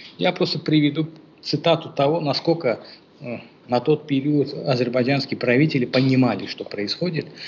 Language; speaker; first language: Russian; non-native, local second language; Azerbaijani